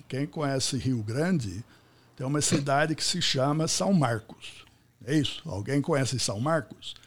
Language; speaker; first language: Portuguese; non-native, fluent; English